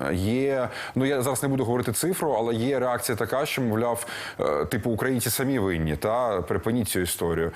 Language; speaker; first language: Ukrainian; native; Ukrainian